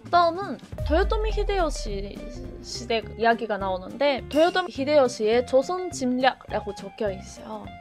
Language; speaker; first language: Korean; non-native, fluent; Japanese